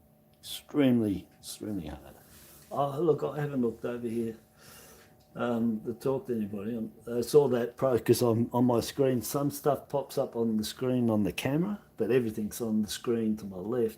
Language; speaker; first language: English; native; English